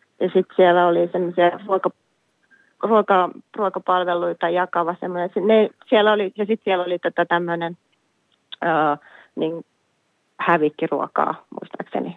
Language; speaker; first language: Finnish; native; Finnish